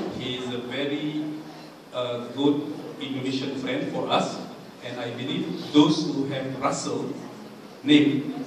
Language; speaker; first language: English; non-native, fluent; Indonesian